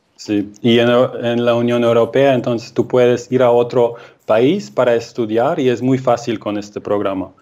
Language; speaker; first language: Spanish; non-native, fluent; Russian